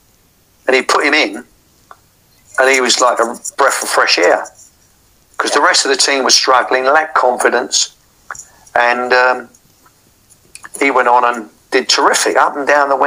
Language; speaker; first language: English; native; English